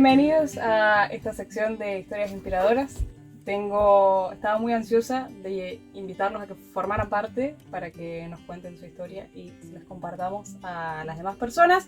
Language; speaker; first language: Spanish; native; Spanish